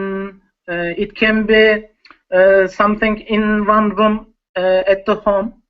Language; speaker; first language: English; non-native, learner; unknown